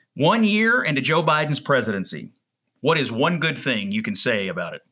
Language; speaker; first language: English; native; English